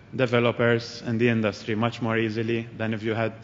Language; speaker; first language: English; non-native, local second language; Maltese